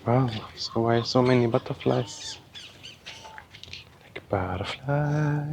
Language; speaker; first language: English; non-native, learner; Indonesian